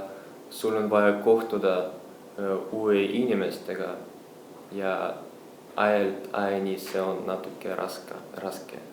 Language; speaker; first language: Estonian; non-native, local second language; Russian